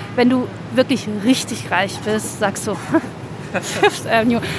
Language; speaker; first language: German; native; German